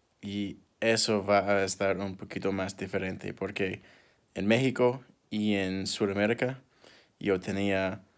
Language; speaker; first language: Spanish; non-native, learner; English